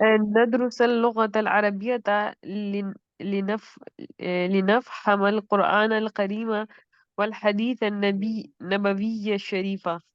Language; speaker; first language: Arabic; non-native, learner; Urdu